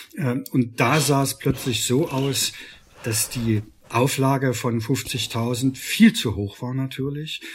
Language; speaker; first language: German; native; German